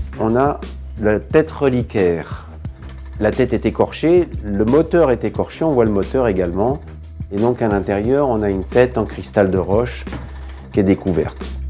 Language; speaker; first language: French; native; French